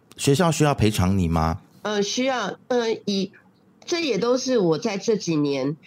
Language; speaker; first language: Chinese; native; Chinese